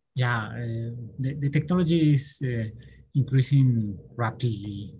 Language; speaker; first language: English; non-native, learner; Spanish